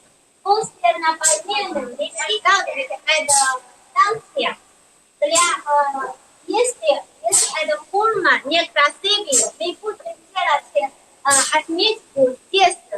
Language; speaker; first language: Russian; non-native, learner; Chinese